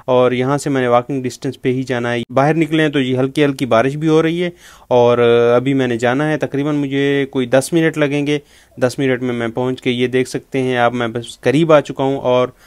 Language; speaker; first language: Urdu; native; Urdu